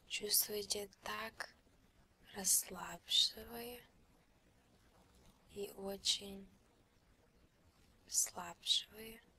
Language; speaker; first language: Russian; early bilingual, heritage; Russian